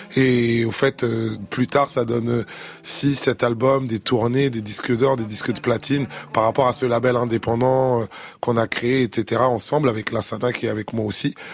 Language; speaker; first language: French; early bilingual, other home language; Lingala